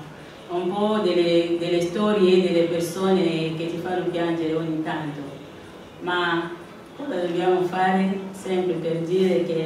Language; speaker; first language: Italian; non-native, fluent; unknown